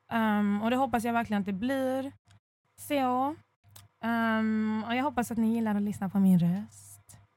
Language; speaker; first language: Swedish; early bilingual, other home language; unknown